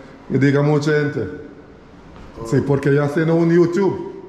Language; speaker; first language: Spanish; non-native, learner; English